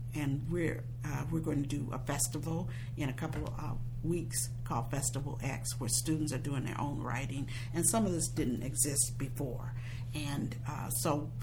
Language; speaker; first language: English; native; English